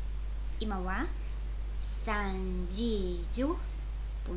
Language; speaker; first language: Japanese; non-native, learner; Italian